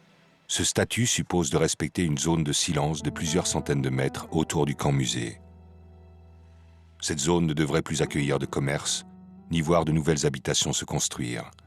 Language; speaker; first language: French; native; French